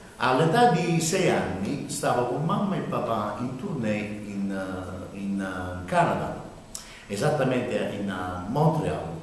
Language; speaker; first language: Italian; native; Italian